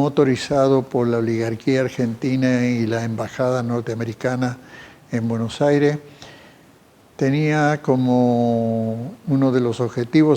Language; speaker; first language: Spanish; native; Spanish